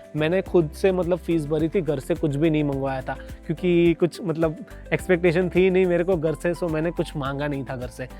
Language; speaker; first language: Hindi; non-native, local second language; Gujarati